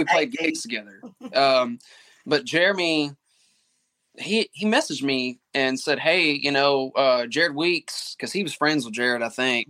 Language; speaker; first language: English; native; English